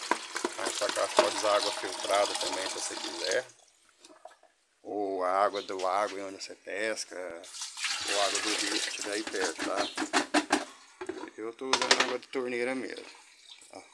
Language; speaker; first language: Portuguese; native; Portuguese